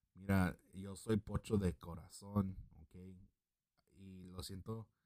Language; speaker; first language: Spanish; early bilingual, heritage; Spanish